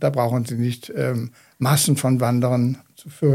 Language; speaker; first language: German; native; German